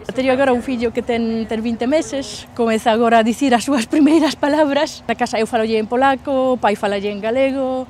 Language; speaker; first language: Galician; non-native, fluent; Polish